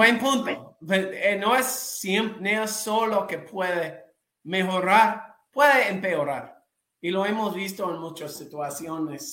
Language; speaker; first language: Spanish; non-native, fluent; English